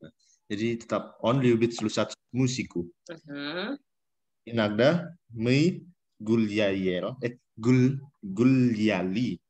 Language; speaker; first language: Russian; non-native, learner; Indonesian